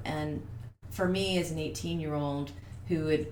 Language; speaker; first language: English; native; English